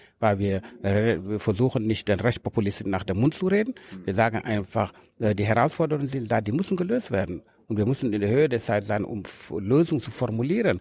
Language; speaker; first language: German; non-native, fluent; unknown